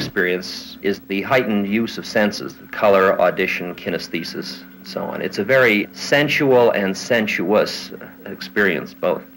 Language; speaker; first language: English; native; English